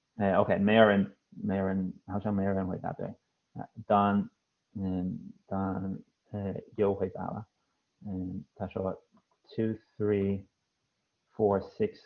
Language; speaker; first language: Chinese; non-native, fluent; English